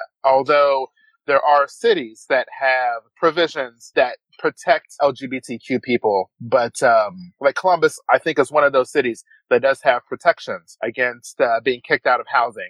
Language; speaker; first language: English; native; English